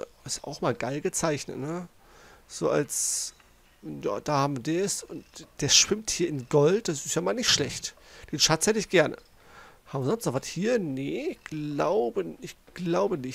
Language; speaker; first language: German; native; German